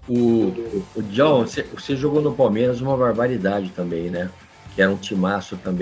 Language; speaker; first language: Portuguese; native; Portuguese